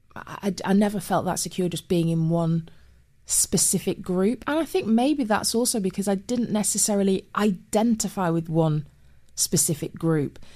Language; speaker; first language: English; native; English